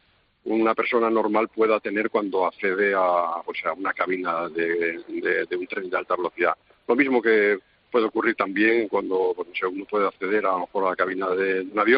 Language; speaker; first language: Spanish; native; Spanish